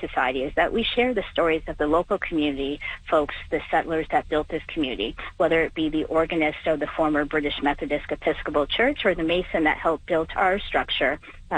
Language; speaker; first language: English; native; English